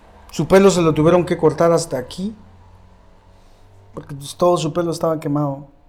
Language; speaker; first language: Spanish; native; Spanish